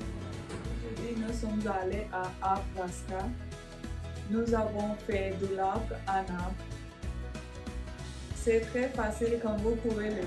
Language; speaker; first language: French; non-native, learner; English